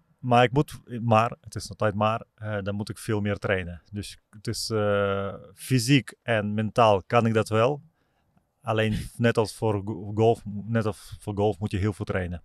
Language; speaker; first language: Dutch; non-native, fluent; Russian